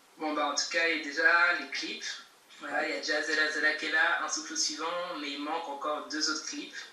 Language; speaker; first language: French; native; French